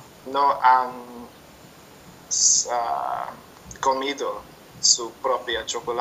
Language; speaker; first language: Spanish; non-native, learner; English